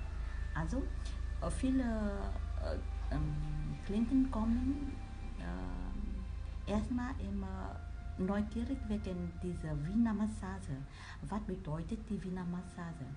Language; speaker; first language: German; non-native, learner; Vietnamese